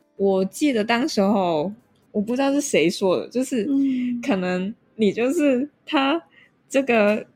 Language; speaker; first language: Chinese; non-native, local second language; Cantonese